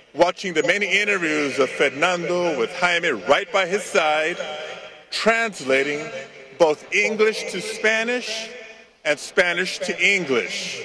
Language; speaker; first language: English; early bilingual, other home language; Spanish